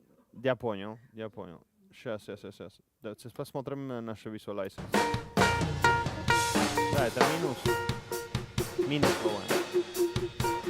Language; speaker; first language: Russian; non-native, learner; Spanish